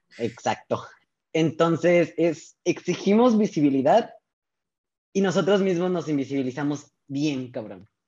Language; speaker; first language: Spanish; native; Spanish